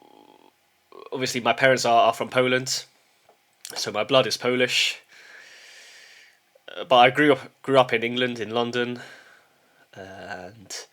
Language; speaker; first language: English; early bilingual, heritage; English